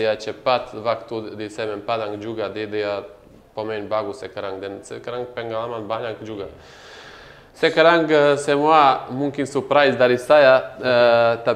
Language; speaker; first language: Indonesian; non-native, learner; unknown